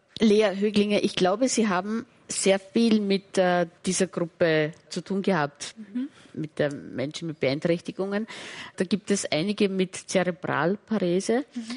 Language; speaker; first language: German; native; German